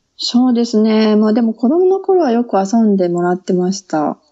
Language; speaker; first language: Japanese; native; Japanese